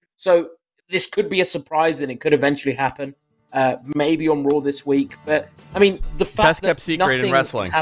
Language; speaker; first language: English; native; English